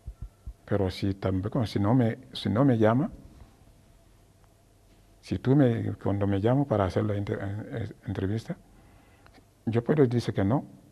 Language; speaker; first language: Spanish; non-native, learner; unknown